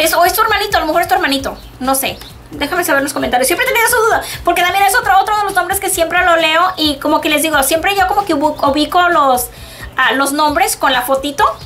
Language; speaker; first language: Spanish; early bilingual, heritage; Spanish